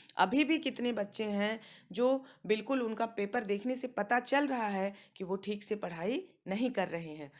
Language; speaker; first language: Hindi; native; Hindi